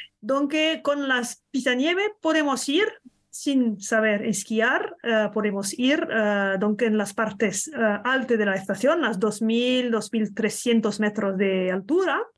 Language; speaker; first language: Spanish; non-native, learner; French